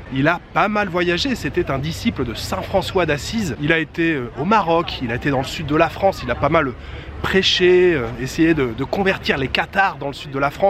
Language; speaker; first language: French; native; French